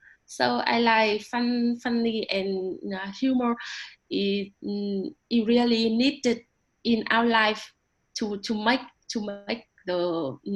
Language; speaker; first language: English; non-native, learner; Vietnamese